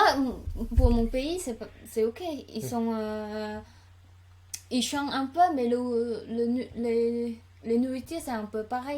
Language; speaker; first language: French; non-native, learner; Khmer